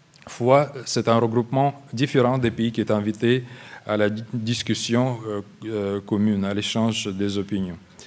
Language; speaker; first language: French; non-native, fluent; Russian